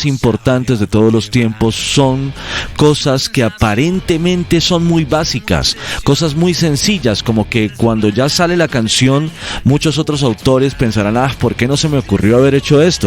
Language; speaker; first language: Spanish; native; Spanish